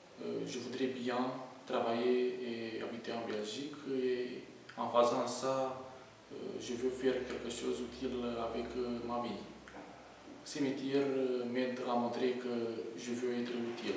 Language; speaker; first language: French; non-native, learner; Romanian